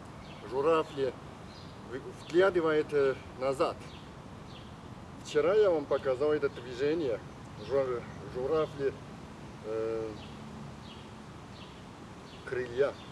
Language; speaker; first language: Russian; non-native, learner; Chinese